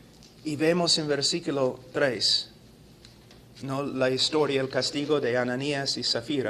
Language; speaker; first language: Spanish; non-native, fluent; English